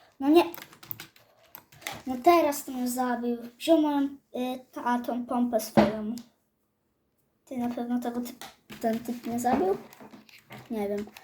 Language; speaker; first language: Polish; native; Polish